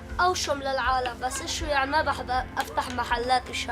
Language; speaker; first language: Arabic; native; Arabic